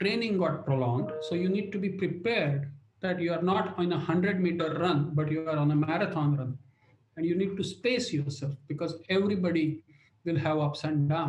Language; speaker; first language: English; non-native, local second language; Marathi